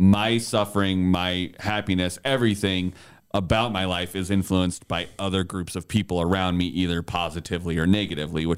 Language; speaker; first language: English; native; English